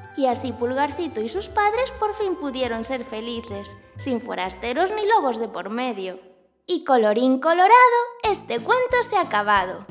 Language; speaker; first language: Spanish; native; Spanish